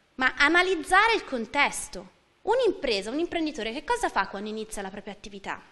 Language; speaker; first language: Italian; native; Italian